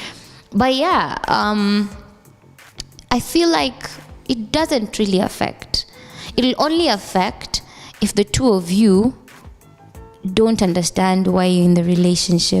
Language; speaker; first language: English; non-native, local second language; Swahili